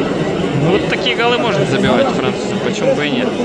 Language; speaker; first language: Russian; native; Russian